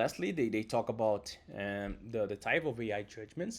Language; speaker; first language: English; non-native, fluent; Portuguese